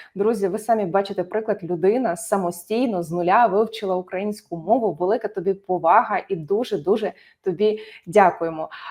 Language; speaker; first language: Ukrainian; native; Ukrainian